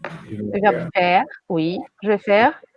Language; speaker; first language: French; non-native, fluent; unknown